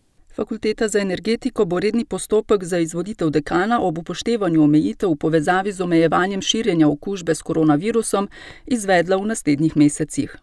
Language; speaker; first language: Slovenian; native; Slovenian